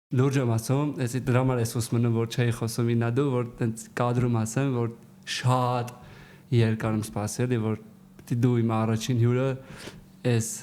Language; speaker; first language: Armenian; native; Armenian